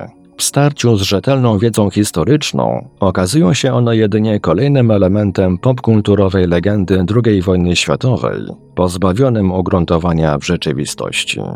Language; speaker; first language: Polish; native; Polish